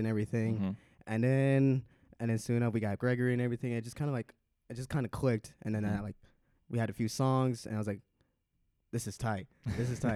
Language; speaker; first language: English; native; English